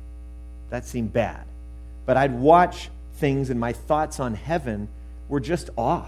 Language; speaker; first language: English; native; English